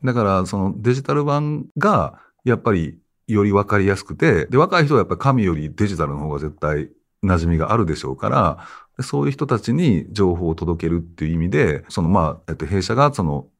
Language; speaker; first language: Japanese; native; Japanese